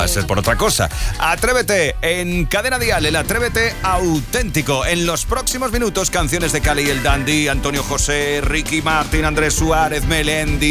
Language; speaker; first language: Spanish; native; Spanish